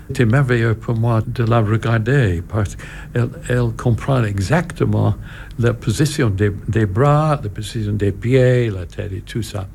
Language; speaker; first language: French; non-native, learner; English